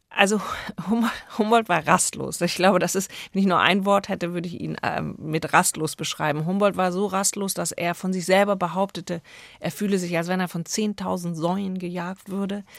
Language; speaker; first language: German; native; German